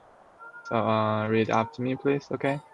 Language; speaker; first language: English; non-native, fluent; Chinese